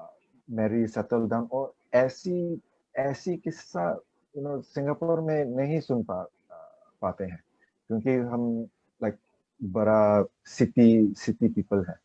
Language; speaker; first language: Hindi; non-native, learner; Chinese